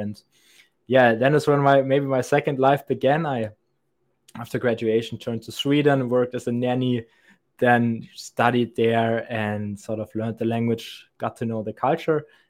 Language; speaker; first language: English; non-native, fluent; German